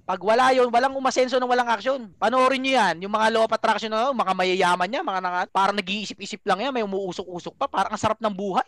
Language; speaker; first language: Filipino; native; Filipino